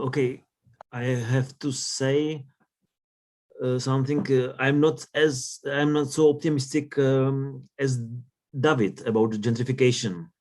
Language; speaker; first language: English; non-native, learner; Czech